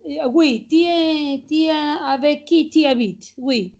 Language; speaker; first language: French; non-native, learner; Catalan